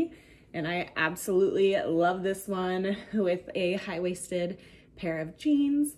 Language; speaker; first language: English; native; English